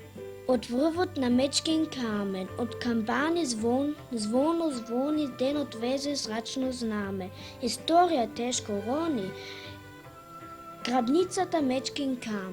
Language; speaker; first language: Macedonian; early bilingual, heritage; Macedonian